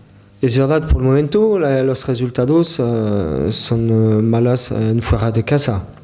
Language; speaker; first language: Spanish; non-native, fluent; French